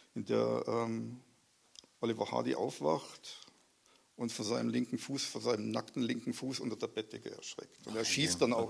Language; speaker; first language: German; native; German